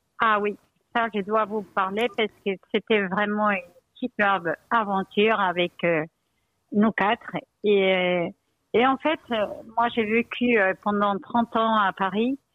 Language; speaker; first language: French; non-native, fluent; Spanish